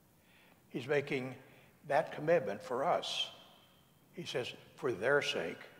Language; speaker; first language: English; native; English